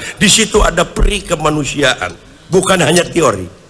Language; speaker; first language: Malay; non-native, local second language; Sundanese